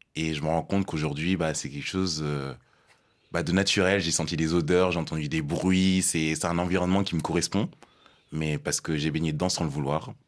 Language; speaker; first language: French; early bilingual, other home language; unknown